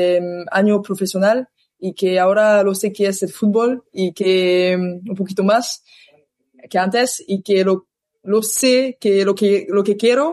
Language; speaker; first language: Spanish; non-native, learner; French